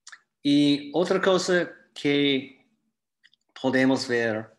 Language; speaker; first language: Spanish; non-native, fluent; English